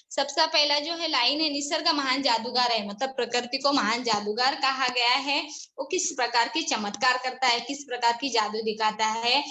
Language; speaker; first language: Hindi; non-native, local second language; Marathi